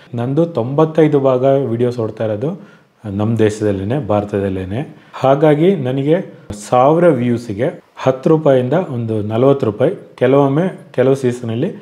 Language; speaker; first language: Kannada; native; Kannada